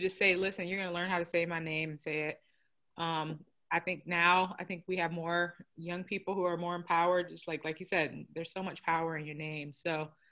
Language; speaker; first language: English; native; English